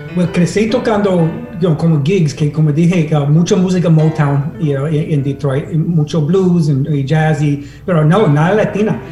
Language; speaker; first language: Spanish; non-native, fluent; English